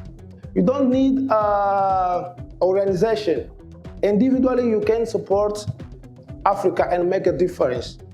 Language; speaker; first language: English; non-native, learner; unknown